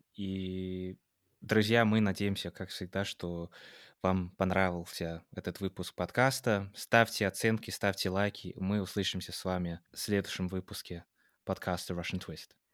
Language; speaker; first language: Russian; non-native, fluent; English